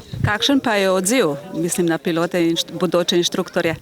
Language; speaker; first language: Slovenian; native; Slovenian